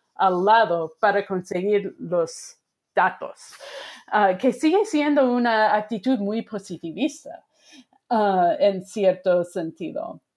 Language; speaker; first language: Spanish; non-native, fluent; English